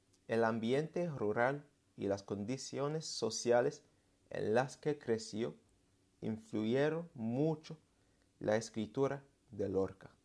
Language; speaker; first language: Spanish; non-native, fluent; English